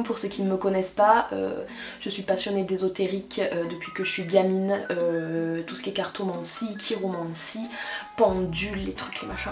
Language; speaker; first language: French; native; French